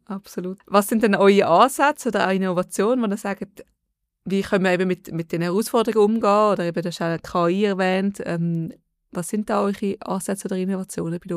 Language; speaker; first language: German; native; German